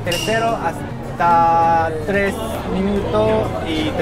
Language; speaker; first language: Spanish; non-native, learner; Japanese